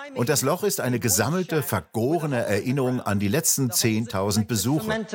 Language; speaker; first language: German; non-native, fluent; Russian